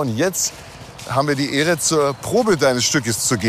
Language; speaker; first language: German; native; German